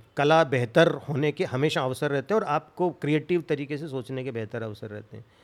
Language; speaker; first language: Hindi; native; Hindi